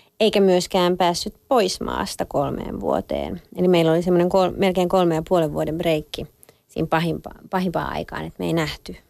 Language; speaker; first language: Finnish; early bilingual, other home language; French